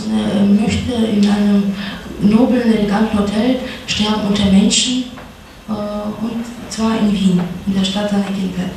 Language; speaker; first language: German; non-native, fluent; Russian